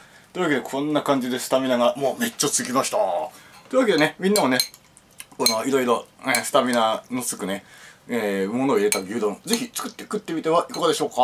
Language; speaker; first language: Japanese; native; Japanese